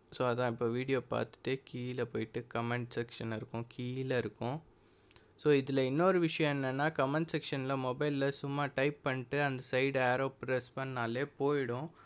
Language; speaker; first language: Tamil; non-native, local second language; Telugu